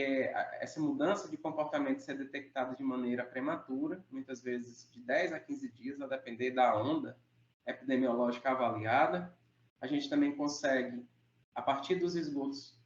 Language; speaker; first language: Portuguese; native; Portuguese